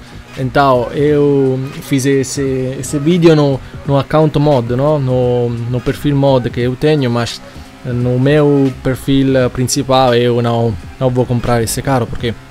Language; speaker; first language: Portuguese; non-native, learner; Italian